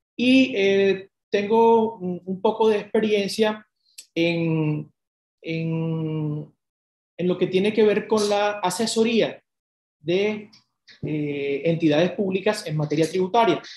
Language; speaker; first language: Spanish; native; Spanish